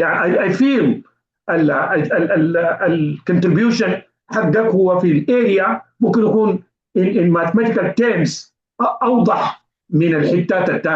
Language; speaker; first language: Arabic; native; Arabic